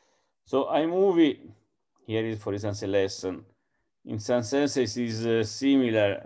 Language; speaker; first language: English; non-native, fluent; Italian